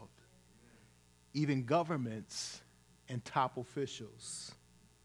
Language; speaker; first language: English; native; English